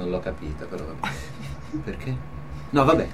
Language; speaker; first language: Italian; native; Italian